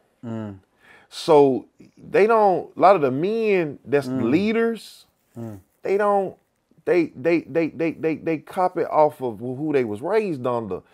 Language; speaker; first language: English; native; English